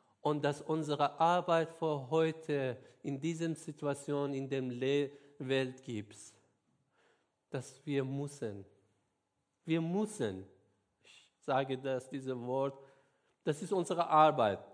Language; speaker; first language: German; non-native, learner; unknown